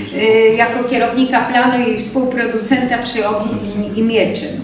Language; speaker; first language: Polish; native; Polish